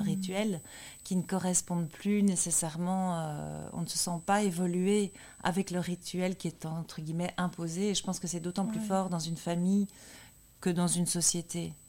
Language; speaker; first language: French; native; French